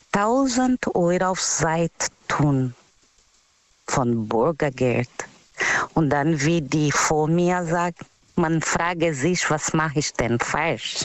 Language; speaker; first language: German; non-native, learner; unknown